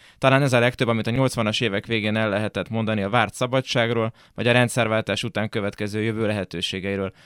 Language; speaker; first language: Hungarian; native; Hungarian